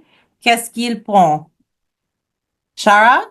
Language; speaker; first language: French; non-native, fluent; English